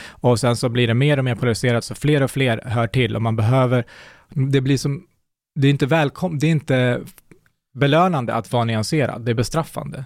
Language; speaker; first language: Swedish; early bilingual, other home language; Kurdish